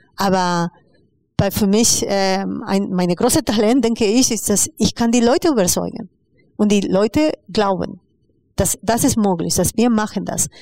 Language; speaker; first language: German; non-native, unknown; Spanish